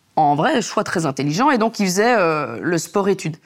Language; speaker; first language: French; native; French